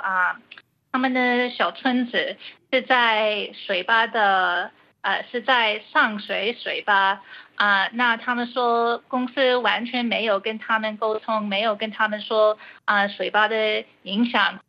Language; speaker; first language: Chinese; early bilingual, heritage; Chinese